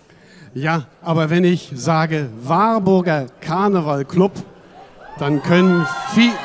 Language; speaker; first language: German; native; German